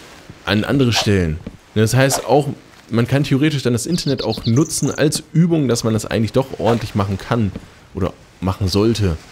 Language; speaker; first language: German; native; German